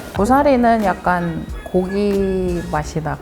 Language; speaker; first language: Korean; non-native, fluent; Mongolian